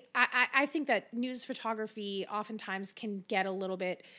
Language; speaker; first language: English; native; English